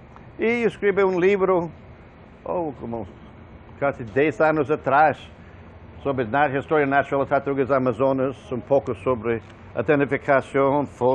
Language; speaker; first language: Portuguese; non-native, fluent; English